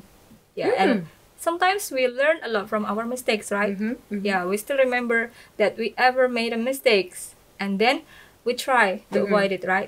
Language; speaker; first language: English; non-native, fluent; Indonesian